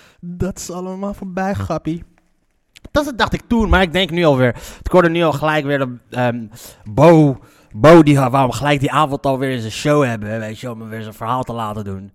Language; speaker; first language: Dutch; early bilingual, other home language; Arabic